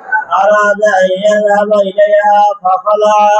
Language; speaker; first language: Arabic; non-native, fluent; Bangla